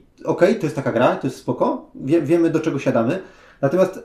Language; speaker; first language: Polish; native; Polish